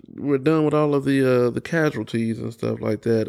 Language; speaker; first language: English; native; English